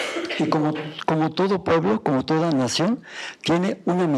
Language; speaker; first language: Spanish; native; Spanish